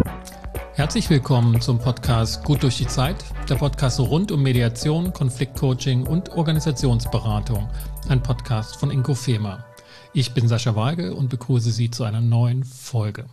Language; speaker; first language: German; native; German